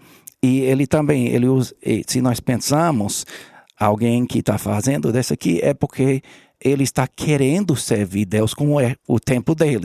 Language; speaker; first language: Portuguese; non-native, learner; English